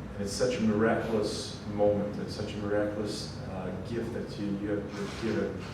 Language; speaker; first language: English; non-native, fluent; Hungarian